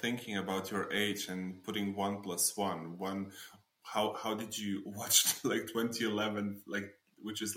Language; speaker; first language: English; non-native, fluent; Slovenian